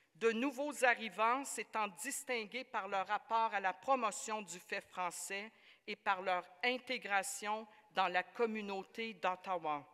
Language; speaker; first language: French; native; French